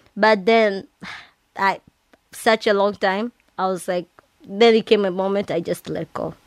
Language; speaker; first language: English; non-native, local second language; Swahili